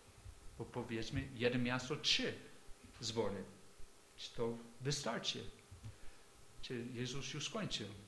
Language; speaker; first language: Polish; non-native, fluent; English